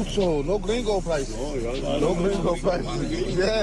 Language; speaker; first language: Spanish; non-native, learner; English